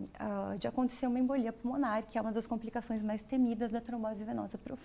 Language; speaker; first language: Portuguese; native; Portuguese